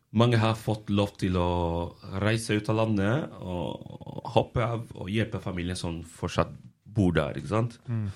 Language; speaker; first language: Norwegian; non-native, fluent; Spanish